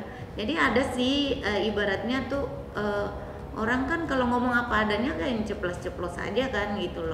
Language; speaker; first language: Indonesian; native; Indonesian